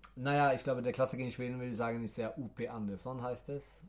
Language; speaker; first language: German; non-native, fluent; Swedish